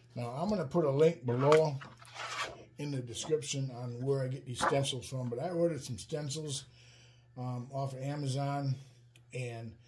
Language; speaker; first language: English; native; English